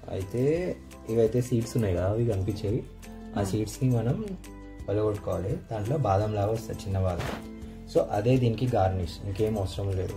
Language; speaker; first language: Telugu; non-native, local second language; Urdu